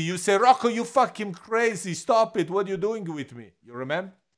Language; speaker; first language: English; non-native, fluent; Italian